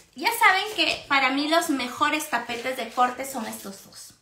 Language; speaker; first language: Spanish; native; Spanish